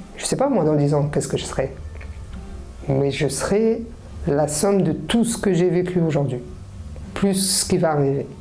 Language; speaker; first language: French; early bilingual, other home language; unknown